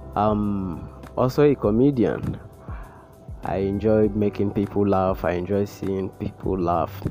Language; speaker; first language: English; non-native, local second language; Igbo